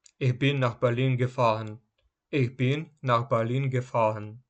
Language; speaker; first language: German; non-native, fluent; Ukrainian